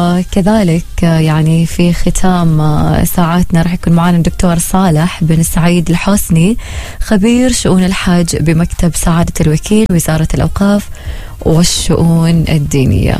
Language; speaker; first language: Arabic; native; Arabic